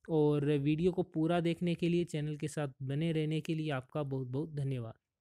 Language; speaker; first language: Hindi; native; Hindi